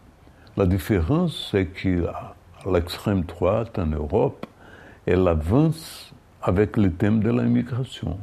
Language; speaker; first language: French; non-native, fluent; Portuguese